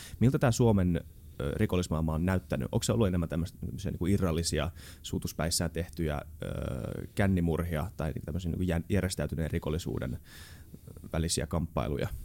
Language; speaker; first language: Finnish; native; Finnish